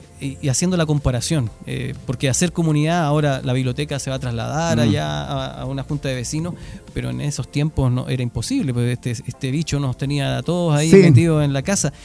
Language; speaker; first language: Spanish; native; Spanish